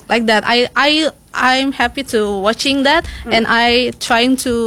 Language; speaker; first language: English; non-native, learner; Indonesian